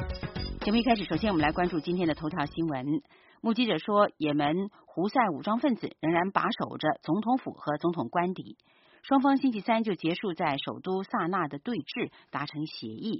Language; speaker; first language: Chinese; native; Chinese